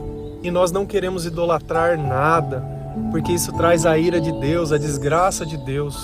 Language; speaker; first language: Portuguese; native; Portuguese